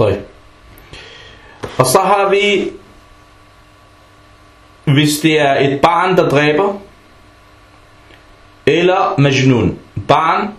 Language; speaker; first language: Danish; non-native, fluent; Arabic